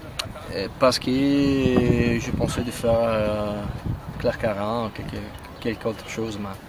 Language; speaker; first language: French; non-native, fluent; Italian